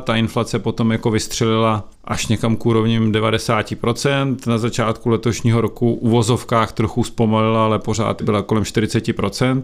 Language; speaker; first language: Czech; native; Czech